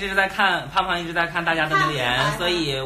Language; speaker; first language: Chinese; native; Chinese